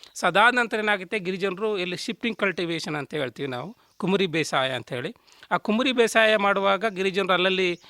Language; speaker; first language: Kannada; native; Kannada